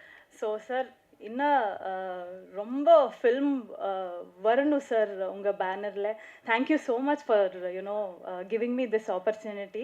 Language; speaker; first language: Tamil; non-native, learner; Kannada